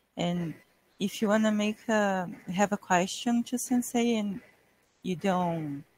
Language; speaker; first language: English; non-native, fluent; Portuguese